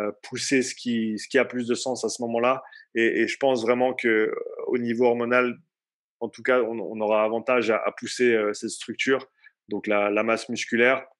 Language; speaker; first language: French; native; French